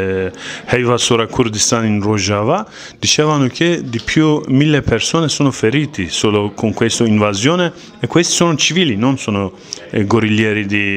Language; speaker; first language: Italian; non-native, learner; Kurdish